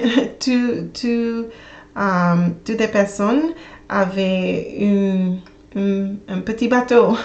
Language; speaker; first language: French; non-native, learner; English